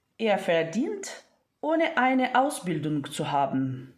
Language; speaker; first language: German; non-native, fluent; Ukrainian